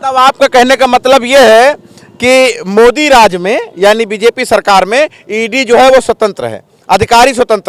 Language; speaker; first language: Hindi; native; Hindi